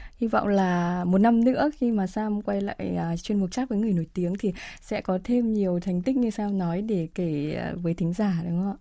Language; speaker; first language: Vietnamese; native; Vietnamese